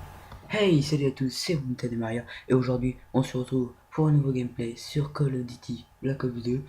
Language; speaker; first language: French; native; French